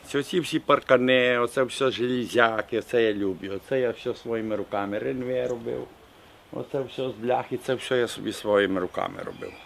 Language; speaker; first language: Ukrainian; native; Ukrainian